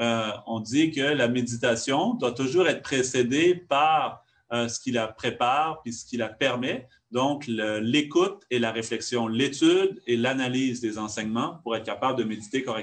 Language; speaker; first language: French; native; French